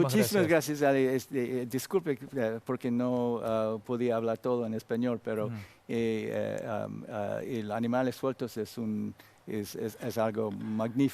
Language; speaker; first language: Spanish; non-native, learner; Korean